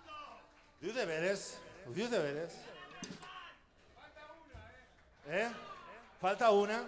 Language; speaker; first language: Spanish; native; Spanish